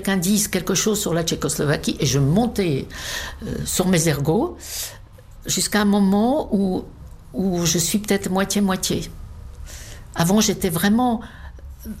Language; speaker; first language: French; non-native, fluent; Czech